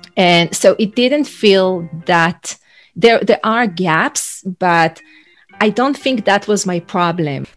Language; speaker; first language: English; non-native, fluent; Hebrew